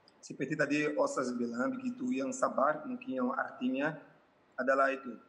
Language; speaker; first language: Indonesian; non-native, fluent; Portuguese